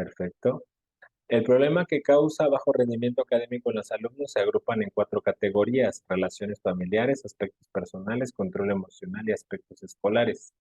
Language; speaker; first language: Spanish; native; Spanish